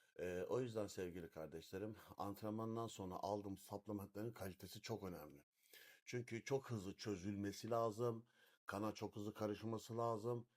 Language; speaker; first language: Turkish; native; Turkish